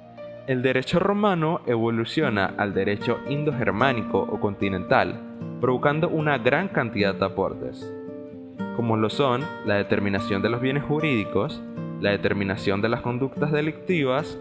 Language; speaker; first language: Spanish; native; Spanish